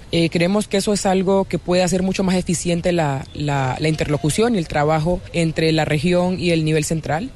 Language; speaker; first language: Spanish; native; Spanish